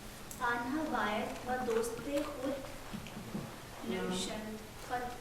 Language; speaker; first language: Persian; non-native, learner; Urdu